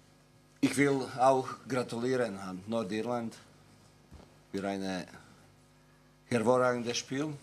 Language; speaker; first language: German; non-native, fluent; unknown